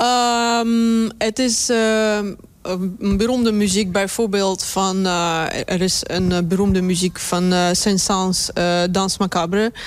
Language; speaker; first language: Dutch; non-native, fluent; Russian